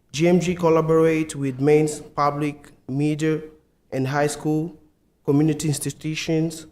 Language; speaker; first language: English; non-native, fluent; Portuguese